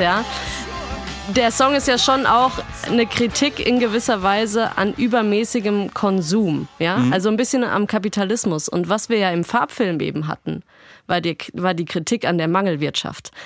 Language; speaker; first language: German; native; German